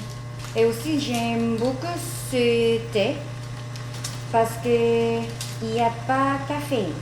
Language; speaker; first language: French; non-native, learner; Korean